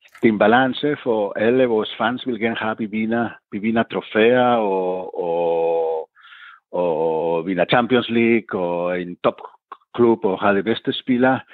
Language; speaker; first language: Danish; non-native, fluent; Catalan